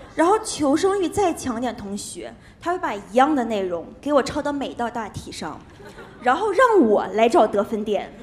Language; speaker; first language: Chinese; native; Chinese